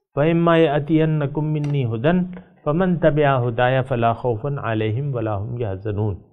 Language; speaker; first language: Urdu; non-native, local second language; Pashto